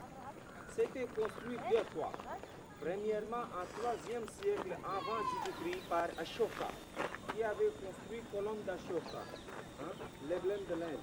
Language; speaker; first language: French; non-native, local second language; Hindi